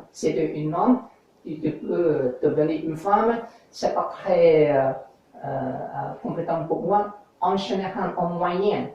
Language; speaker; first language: French; non-native, learner; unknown